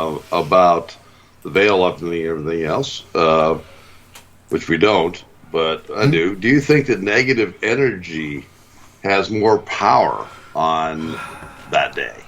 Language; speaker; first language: English; native; English